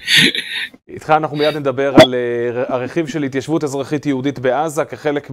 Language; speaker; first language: Hebrew; native; Hebrew